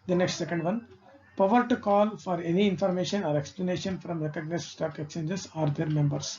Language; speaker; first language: English; non-native, local second language; Kannada